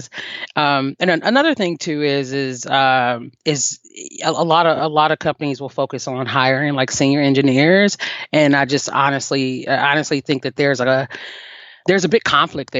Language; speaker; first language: English; native; English